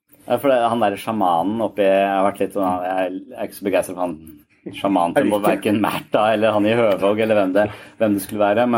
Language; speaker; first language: Norwegian; native; Norwegian